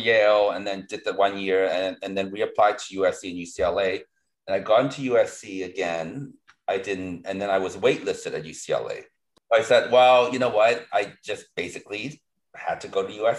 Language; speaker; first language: English; non-native, local second language; Cantonese